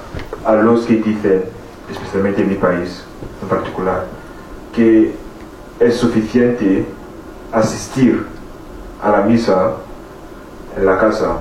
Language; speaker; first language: Spanish; non-native, fluent; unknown